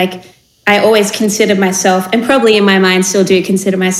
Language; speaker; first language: English; native; English